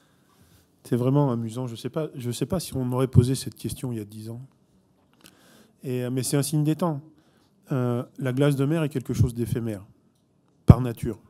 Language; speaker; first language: French; native; French